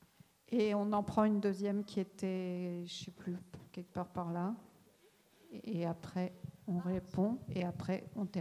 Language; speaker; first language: French; native; French